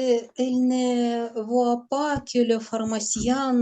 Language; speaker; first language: French; non-native, learner; Ukrainian